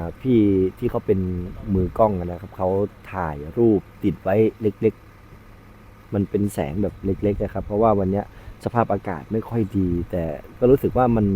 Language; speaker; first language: Thai; native; Thai